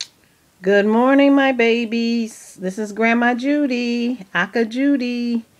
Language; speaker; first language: English; native; English